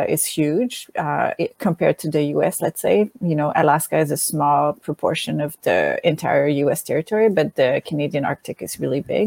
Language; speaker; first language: English; non-native, fluent; French